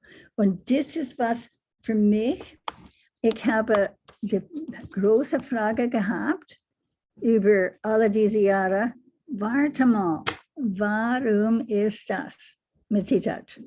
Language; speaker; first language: German; non-native, learner; English